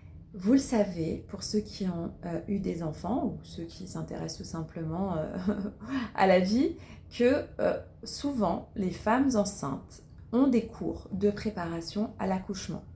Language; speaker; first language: French; native; French